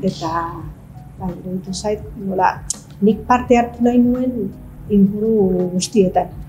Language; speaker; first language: Basque; non-native, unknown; Spanish